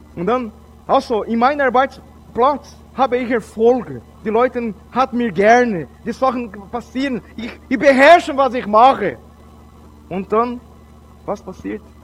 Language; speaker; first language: German; non-native, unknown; Portuguese